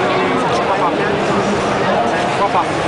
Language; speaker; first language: French; non-native, learner; English